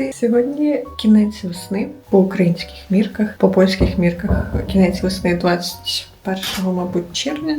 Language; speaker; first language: Ukrainian; native; Ukrainian